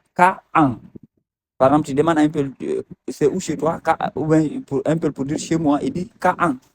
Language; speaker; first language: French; non-native, local second language; Fula